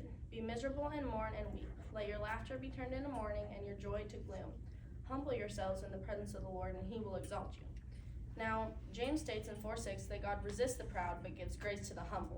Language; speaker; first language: English; native; English